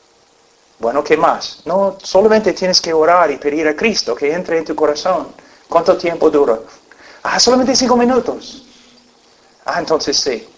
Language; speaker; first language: Spanish; non-native, fluent; English